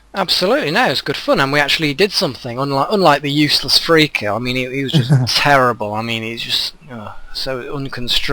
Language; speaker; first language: English; native; English